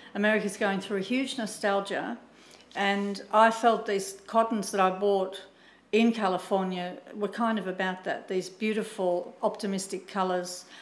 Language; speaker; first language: English; native; English